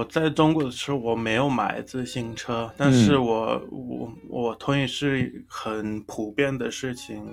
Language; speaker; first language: Chinese; non-native, fluent; English